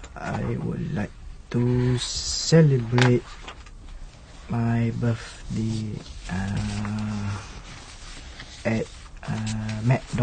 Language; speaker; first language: English; non-native, learner; Malay